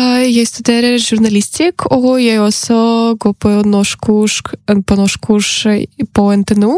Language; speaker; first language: Norwegian; non-native, learner; Ukrainian